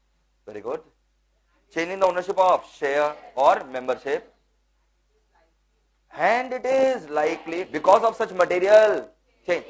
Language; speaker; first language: English; non-native, local second language; Hindi